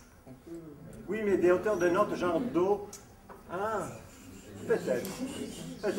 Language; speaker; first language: French; non-native, fluent; Italian